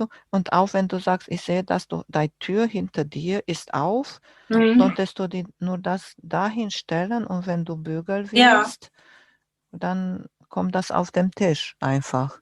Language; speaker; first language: German; non-native, fluent; Romanian